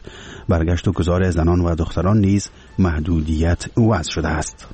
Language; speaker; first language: Persian; native; Persian